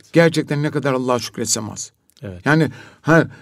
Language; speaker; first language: Turkish; native; Turkish